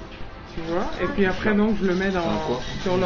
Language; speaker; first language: French; native; French